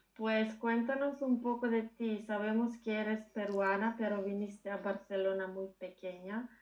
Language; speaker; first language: Spanish; non-native, fluent; Macedonian